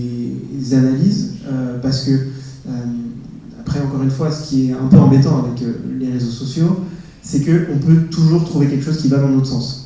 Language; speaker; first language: French; native; French